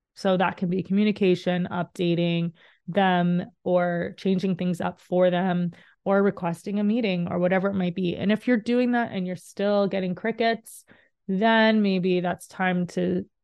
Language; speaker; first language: English; native; English